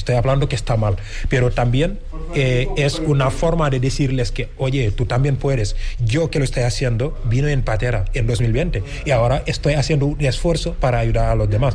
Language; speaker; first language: Spanish; non-native, fluent; Wolof